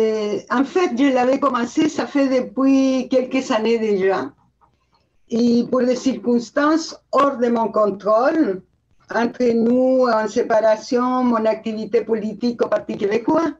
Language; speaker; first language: French; non-native, fluent; Spanish